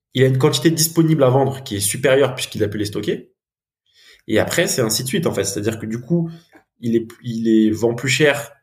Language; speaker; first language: French; native; French